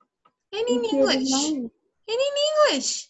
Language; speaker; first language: English; non-native, fluent; Portuguese